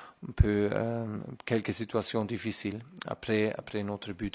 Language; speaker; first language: French; non-native, fluent; German